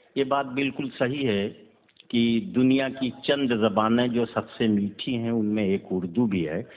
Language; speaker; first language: Urdu; native; Urdu